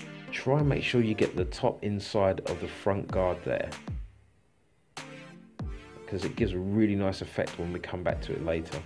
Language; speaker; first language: English; native; English